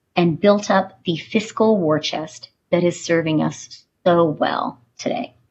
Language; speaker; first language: English; native; English